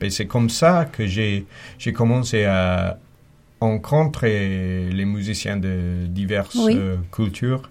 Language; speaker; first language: French; non-native, fluent; English